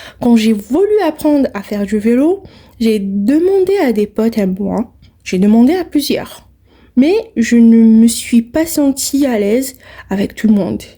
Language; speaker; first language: French; non-native, local second language; Arabic